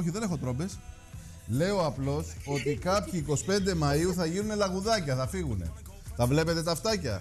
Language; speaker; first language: Greek; native; Greek